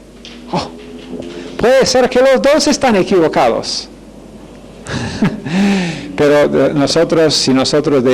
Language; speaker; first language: Spanish; non-native, fluent; English